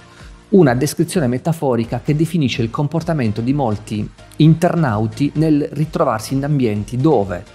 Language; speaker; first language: Italian; native; Italian